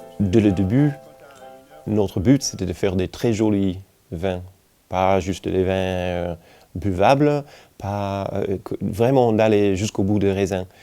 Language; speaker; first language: French; non-native, fluent; English